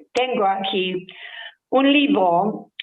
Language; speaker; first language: Spanish; non-native, learner; Serbian